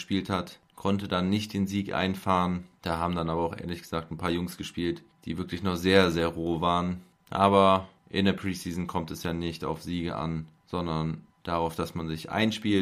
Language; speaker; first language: German; native; German